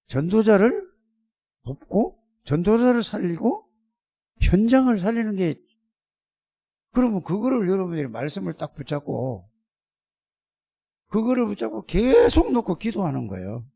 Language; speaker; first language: Korean; native; Korean